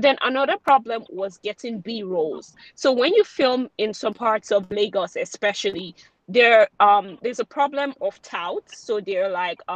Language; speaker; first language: English; non-native, local second language; Yoruba